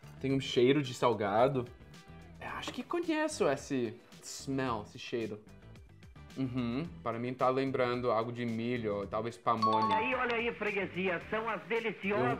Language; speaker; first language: Portuguese; non-native, fluent; English